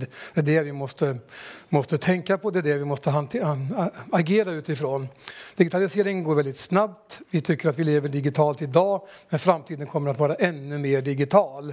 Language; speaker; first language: Swedish; native; Swedish